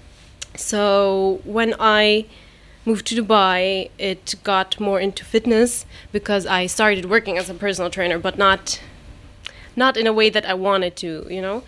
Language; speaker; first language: English; non-native, fluent; German